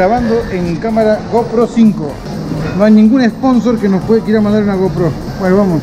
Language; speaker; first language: Spanish; native; Spanish